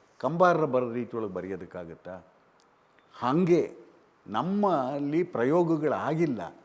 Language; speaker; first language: Kannada; native; Kannada